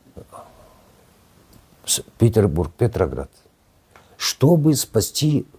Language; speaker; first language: Russian; non-native, local second language; Kazakh